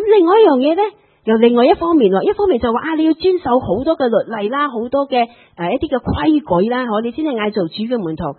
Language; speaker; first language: Chinese; non-native, local second language; Cantonese